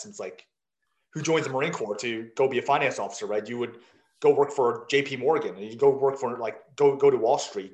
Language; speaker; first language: English; early bilingual, other home language; Chinese